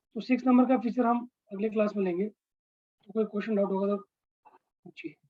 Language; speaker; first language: Hindi; non-native, local second language; Marathi